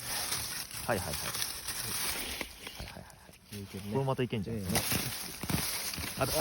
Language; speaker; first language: Japanese; native; Japanese